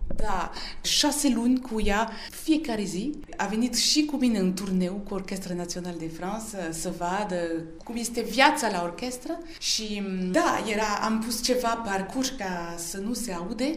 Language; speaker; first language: Romanian; early bilingual, heritage; Romanian